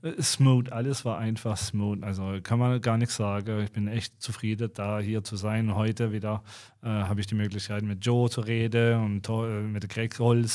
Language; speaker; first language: German; non-native, fluent; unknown